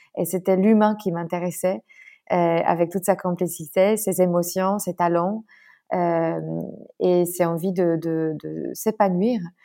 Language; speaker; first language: French; non-native, fluent; Polish